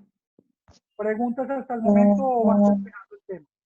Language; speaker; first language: Spanish; native; Spanish